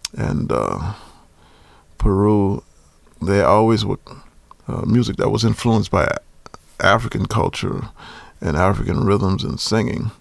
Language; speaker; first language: English; native; English